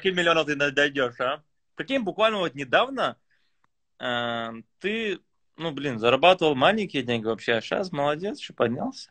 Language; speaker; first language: Russian; native; Russian